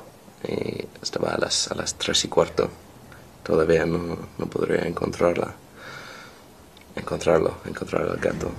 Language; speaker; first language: Spanish; non-native, learner; English